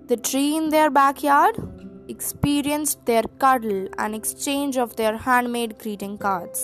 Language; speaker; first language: English; non-native, local second language; Hindi